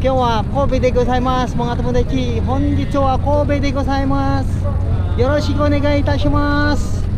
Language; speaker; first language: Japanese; non-native, learner; Filipino